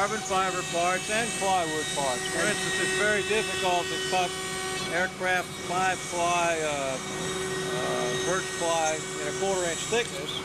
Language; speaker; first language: English; native; English